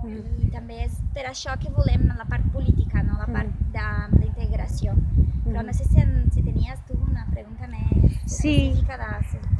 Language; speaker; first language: Catalan; non-native, fluent; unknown